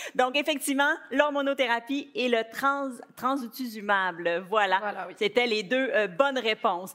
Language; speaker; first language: French; native; French